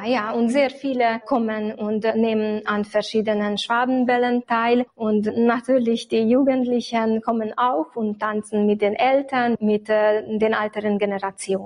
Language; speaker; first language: German; non-native, local second language; Hungarian